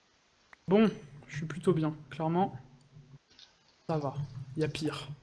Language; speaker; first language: French; native; French